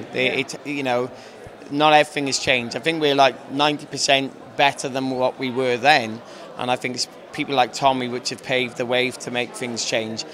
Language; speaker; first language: English; native; English